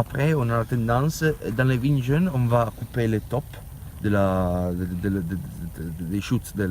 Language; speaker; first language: French; non-native, learner; Italian